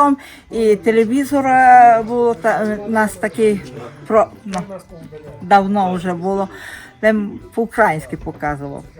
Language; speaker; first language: Ukrainian; non-native, local second language; Hungarian